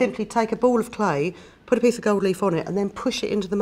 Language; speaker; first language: English; native; English